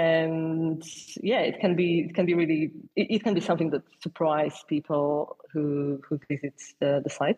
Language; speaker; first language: English; non-native, fluent; Polish